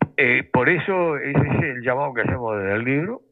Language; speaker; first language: Spanish; native; Spanish